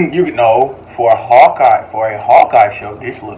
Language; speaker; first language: English; native; English